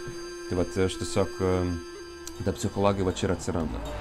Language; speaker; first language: Lithuanian; native; Lithuanian